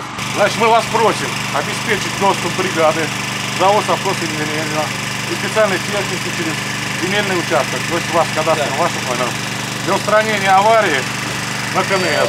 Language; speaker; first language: Russian; native; Russian